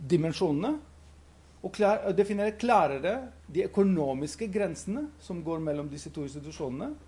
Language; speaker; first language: Norwegian; non-native, fluent; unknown